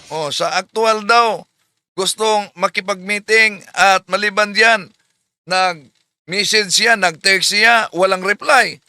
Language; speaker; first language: Filipino; non-native, local second language; Cebuano